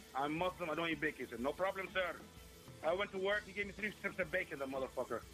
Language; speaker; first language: English; non-native, fluent; Arabic